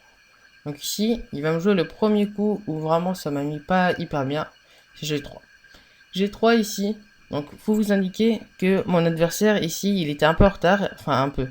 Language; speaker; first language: French; native; French